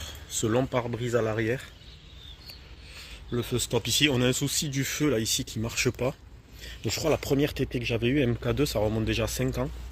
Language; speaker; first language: French; native; French